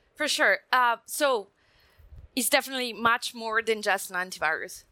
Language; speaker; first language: English; non-native, fluent; Italian